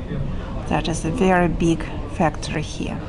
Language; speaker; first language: English; non-native, fluent; Russian